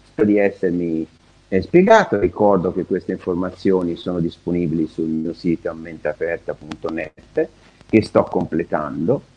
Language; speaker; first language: Italian; native; Italian